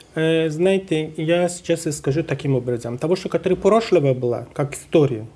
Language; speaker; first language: Russian; non-native, fluent; Persian